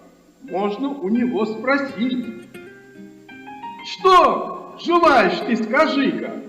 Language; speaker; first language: Russian; native; Russian